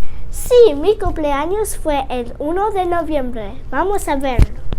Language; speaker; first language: Spanish; non-native, learner; English